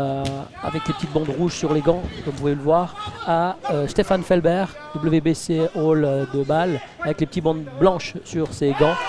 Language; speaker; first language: French; native; French